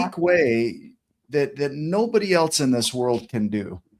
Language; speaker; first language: English; native; English